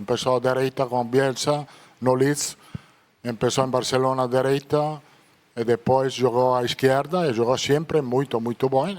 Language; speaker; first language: Portuguese; non-native, learner; Italian